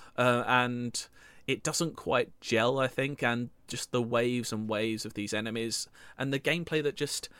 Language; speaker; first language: English; native; English